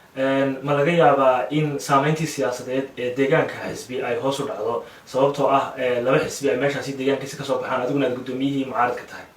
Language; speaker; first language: Somali; native; Somali